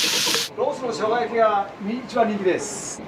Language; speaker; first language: Japanese; native; Japanese